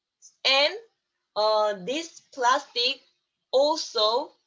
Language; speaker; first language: English; non-native, learner; Korean